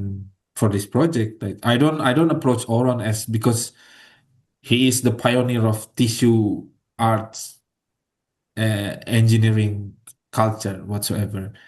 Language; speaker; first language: English; non-native, fluent; Indonesian